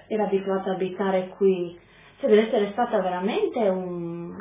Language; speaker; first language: Italian; native; Italian